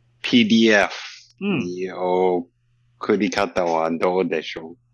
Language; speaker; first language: Japanese; non-native, learner; English